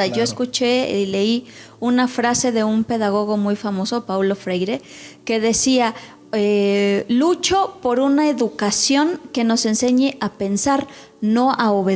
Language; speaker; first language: Spanish; native; Spanish